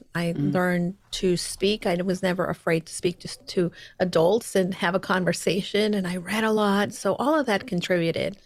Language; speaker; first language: English; early bilingual, heritage; Spanish